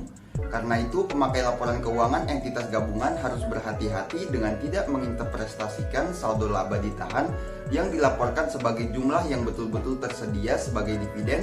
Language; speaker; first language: Indonesian; native; Indonesian